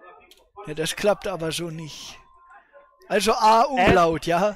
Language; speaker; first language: German; native; German